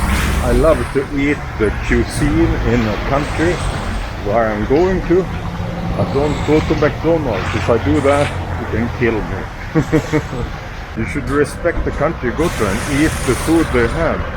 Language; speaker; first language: English; non-native, fluent; Swedish